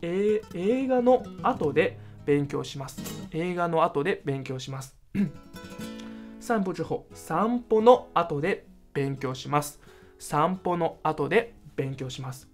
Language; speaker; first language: Japanese; non-native, fluent; Chinese